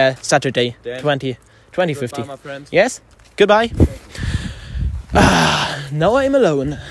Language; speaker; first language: English; non-native, learner; German